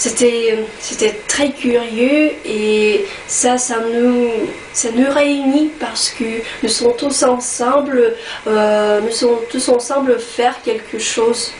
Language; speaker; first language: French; non-native, learner; Russian